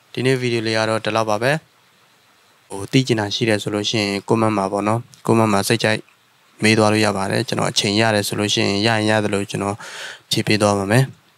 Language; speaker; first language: Burmese; non-native, local second language; S'gaw Karen